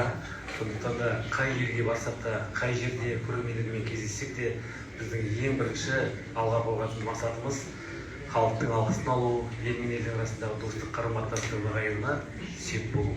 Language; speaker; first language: Kazakh; native; Kazakh